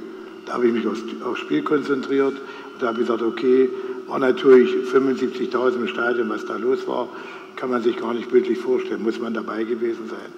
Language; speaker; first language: German; native; German